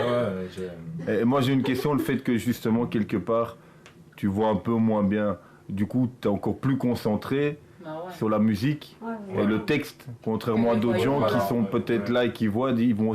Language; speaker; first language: French; native; French